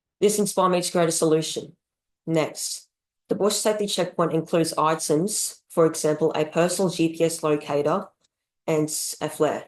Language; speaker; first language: English; native; English